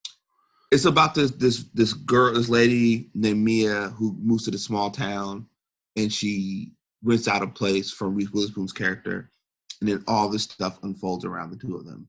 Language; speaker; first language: English; native; English